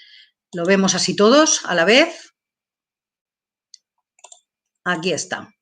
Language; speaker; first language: Spanish; native; Spanish